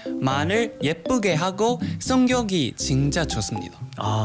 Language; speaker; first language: Korean; non-native, learner; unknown